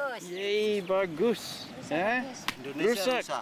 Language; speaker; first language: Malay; non-native, learner; English